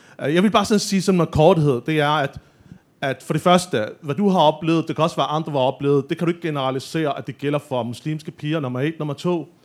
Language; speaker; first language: Danish; non-native, fluent; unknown